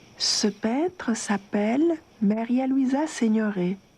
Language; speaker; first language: French; non-native, fluent; Spanish